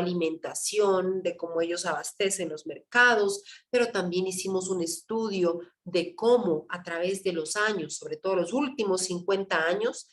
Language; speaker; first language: Spanish; native; Spanish